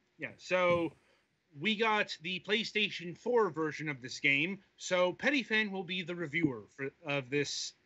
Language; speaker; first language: English; native; English